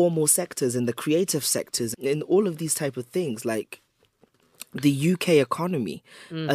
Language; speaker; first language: English; native; English